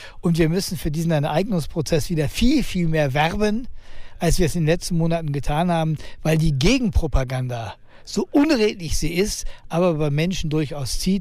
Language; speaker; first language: German; native; German